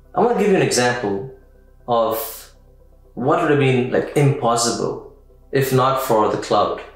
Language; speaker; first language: English; non-native, local second language; Tamil